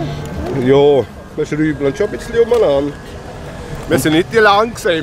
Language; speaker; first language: German; native; German